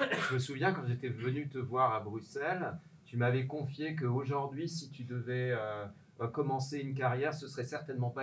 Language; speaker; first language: French; native; French